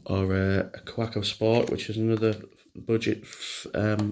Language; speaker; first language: English; native; English